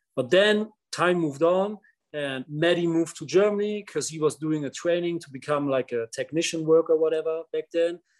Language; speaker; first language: English; non-native, fluent; Dutch